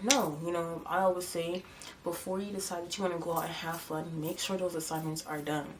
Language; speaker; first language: English; native; English